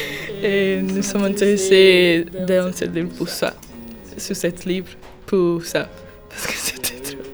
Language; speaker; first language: French; non-native, learner; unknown